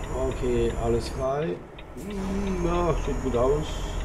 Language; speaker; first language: German; non-native, fluent; French